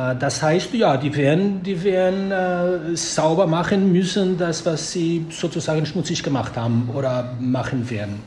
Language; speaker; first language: German; non-native, fluent; Spanish